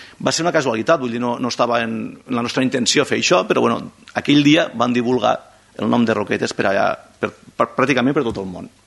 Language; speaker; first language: Catalan; non-native, local second language; Spanish